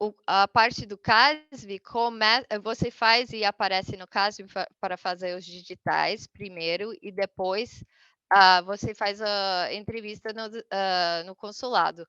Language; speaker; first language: Portuguese; non-native, fluent; English